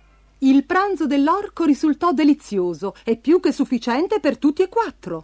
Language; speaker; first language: Italian; native; Italian